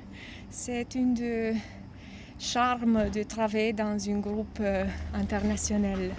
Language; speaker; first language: French; non-native, fluent; Romanian